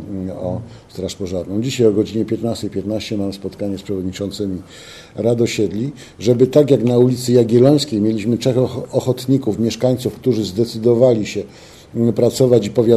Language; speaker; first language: Polish; native; Polish